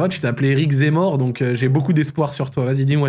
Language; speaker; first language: French; native; French